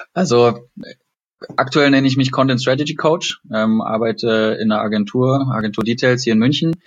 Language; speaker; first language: German; native; German